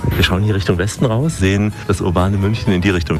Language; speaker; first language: German; native; German